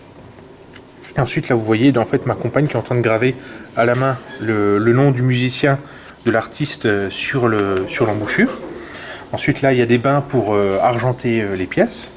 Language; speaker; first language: French; native; French